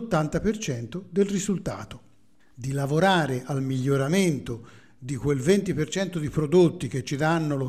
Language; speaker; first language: Italian; native; Italian